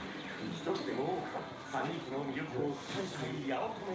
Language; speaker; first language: Japanese; native; Japanese